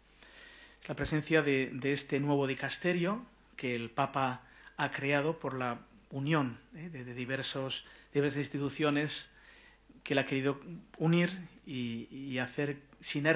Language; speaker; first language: Spanish; native; Spanish